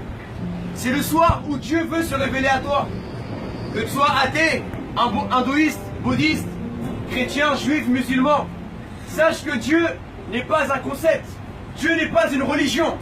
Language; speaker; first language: French; native; French